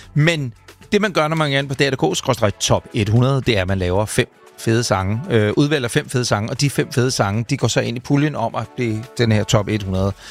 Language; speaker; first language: Danish; native; Danish